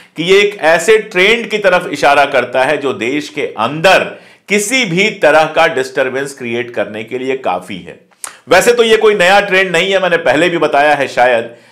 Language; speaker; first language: Hindi; native; Hindi